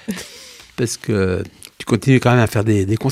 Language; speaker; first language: French; native; French